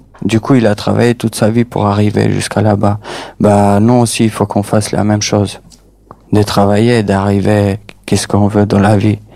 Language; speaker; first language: French; non-native, fluent; Albanian